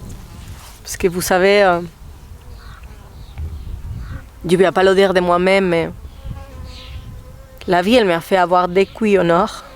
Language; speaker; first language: French; non-native, fluent; Spanish